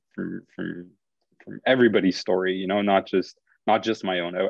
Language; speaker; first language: English; native; English